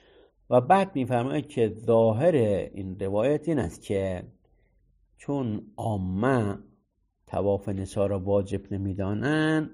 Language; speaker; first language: Persian; native; Persian